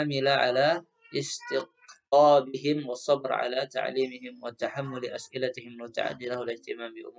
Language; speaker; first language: Arabic; non-native, fluent; Indonesian